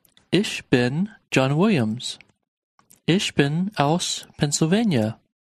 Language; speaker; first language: German; non-native, learner; English